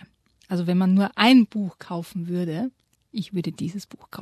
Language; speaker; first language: German; native; German